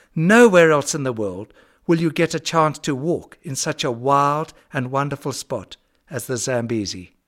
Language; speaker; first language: English; native; English